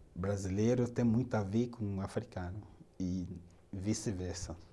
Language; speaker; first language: Portuguese; non-native, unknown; Yoruba